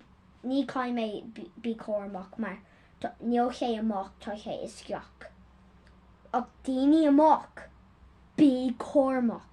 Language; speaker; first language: Irish; non-native, local second language; English